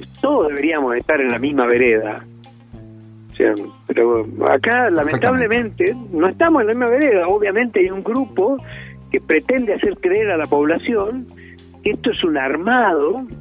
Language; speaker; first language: Spanish; native; Spanish